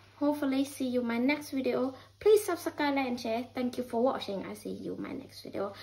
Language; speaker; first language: English; non-native, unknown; Thai